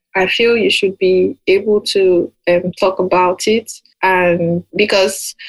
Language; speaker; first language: English; non-native, local second language; Yoruba